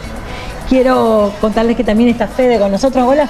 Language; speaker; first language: Spanish; native; Spanish